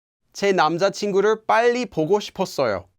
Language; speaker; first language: Korean; non-native, fluent; English